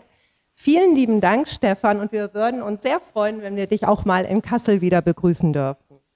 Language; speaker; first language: German; native; German